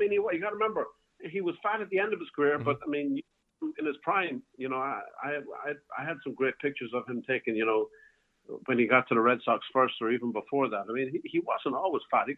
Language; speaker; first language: English; native; English